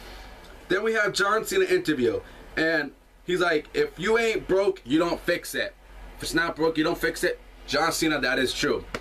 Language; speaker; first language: English; native; English